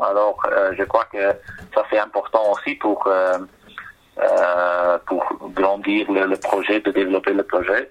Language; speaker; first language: French; non-native, learner; Spanish